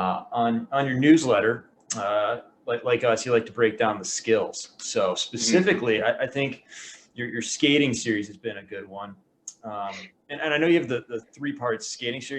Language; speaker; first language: English; native; English